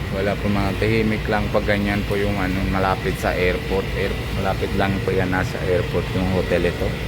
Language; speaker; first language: Filipino; non-native, local second language; Bikol